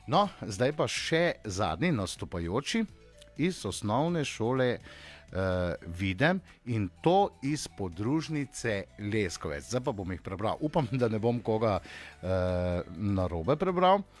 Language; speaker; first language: Slovenian; native; Slovenian